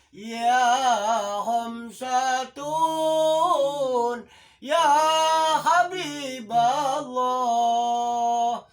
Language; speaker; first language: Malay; non-native, local second language; Javanese